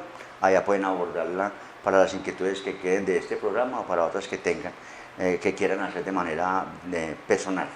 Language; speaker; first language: Spanish; native; Spanish